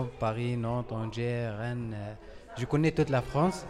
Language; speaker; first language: French; non-native, learner; Arabic